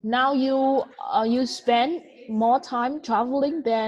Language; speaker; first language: English; non-native, fluent; Vietnamese